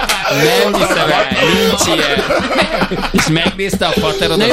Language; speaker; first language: Hungarian; native; Hungarian